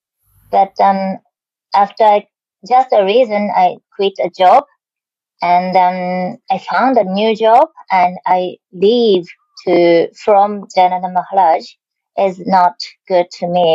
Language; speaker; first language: English; non-native, learner; Japanese